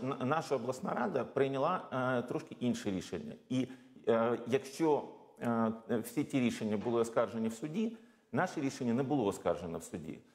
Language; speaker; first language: Ukrainian; non-native, local second language; Russian